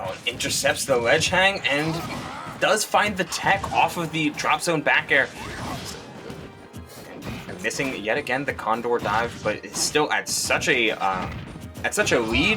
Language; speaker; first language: English; native; English